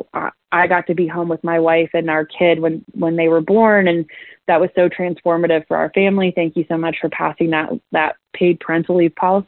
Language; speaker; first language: English; native; English